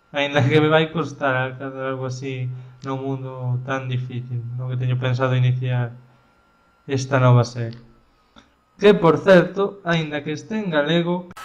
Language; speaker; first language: Galician; non-native, local second language; Spanish